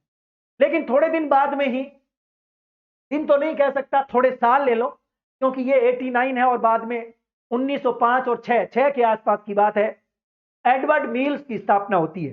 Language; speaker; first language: Hindi; native; Hindi